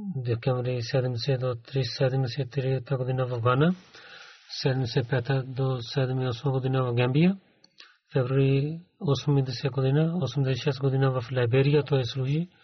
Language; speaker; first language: Bulgarian; non-native, learner; Urdu